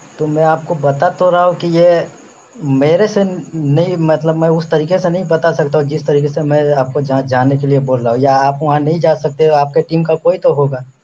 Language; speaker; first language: Hindi; native; Hindi